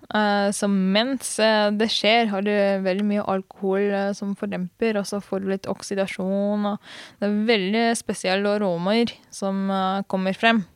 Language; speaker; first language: Norwegian; non-native, fluent; Hungarian